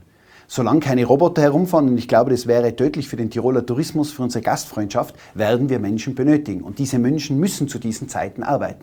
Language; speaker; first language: German; native; German